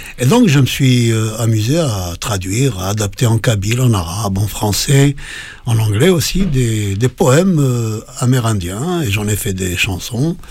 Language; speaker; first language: French; non-native, local second language; Kabyle